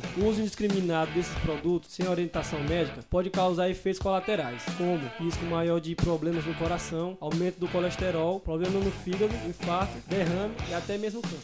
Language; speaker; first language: Portuguese; native; Portuguese